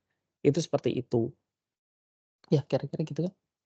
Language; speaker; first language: Indonesian; native; Indonesian